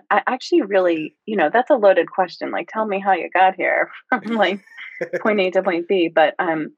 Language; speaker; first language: English; native; English